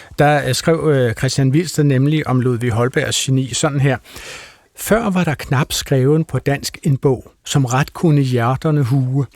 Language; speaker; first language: Danish; native; Danish